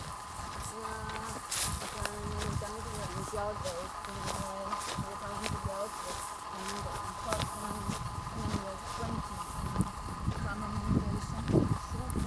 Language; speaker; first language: Chinese; non-native, fluent; Spanish